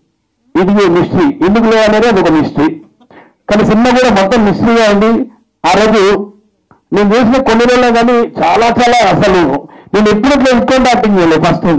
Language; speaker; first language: Telugu; native; Telugu